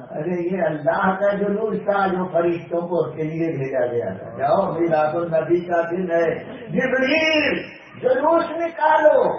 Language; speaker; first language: Urdu; native; Urdu